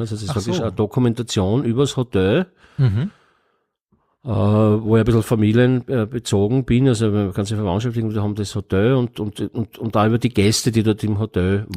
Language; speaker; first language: German; native; German